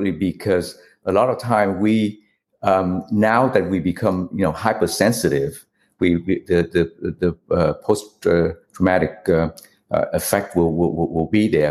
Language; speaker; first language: English; non-native, fluent; Vietnamese